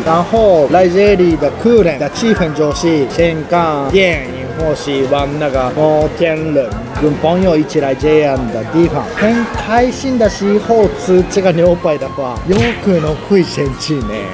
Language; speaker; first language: Chinese; non-native, fluent; Japanese